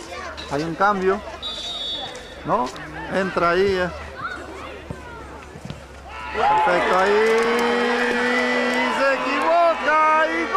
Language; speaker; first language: Spanish; native; Spanish